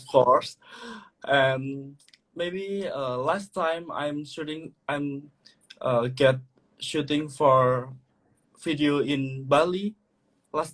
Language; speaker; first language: English; non-native, learner; Indonesian